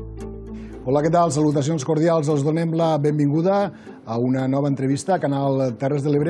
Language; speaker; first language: Catalan; native; Catalan